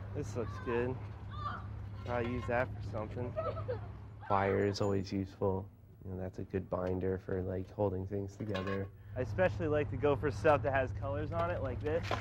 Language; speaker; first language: English; native; English